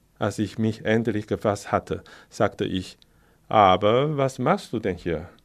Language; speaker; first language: German; non-native, fluent; Chinese